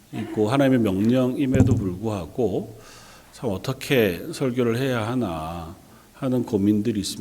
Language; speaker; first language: Korean; native; Korean